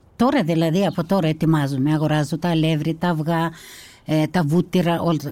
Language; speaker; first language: Greek; early bilingual, heritage; Kazakh